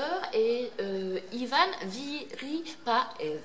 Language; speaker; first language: French; native; French